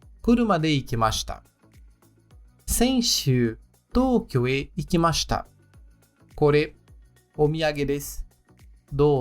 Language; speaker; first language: Japanese; non-native, learner; Portuguese